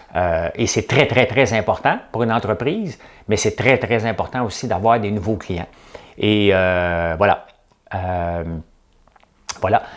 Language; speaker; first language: French; native; French